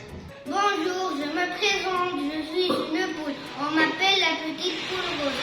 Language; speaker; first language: French; non-native, learner; Arabic